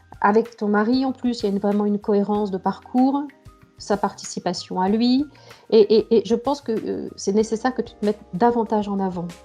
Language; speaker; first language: French; native; French